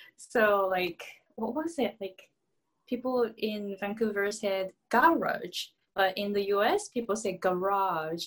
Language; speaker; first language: English; non-native, fluent; Japanese